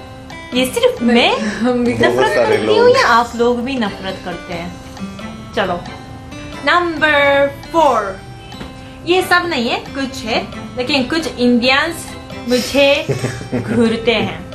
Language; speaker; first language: Hindi; non-native, fluent; Japanese